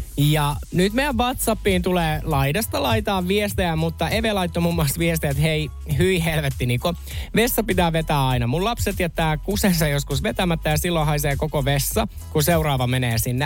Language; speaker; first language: Finnish; native; Finnish